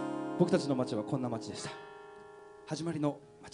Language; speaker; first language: Japanese; native; Japanese